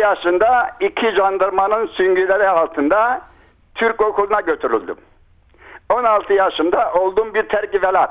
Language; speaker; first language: Turkish; non-native, local second language; Kurdish